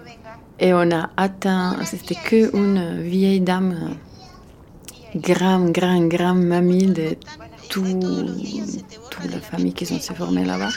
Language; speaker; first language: French; non-native, fluent; Serbian